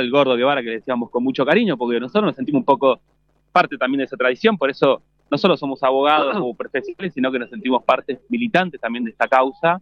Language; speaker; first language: Spanish; native; Spanish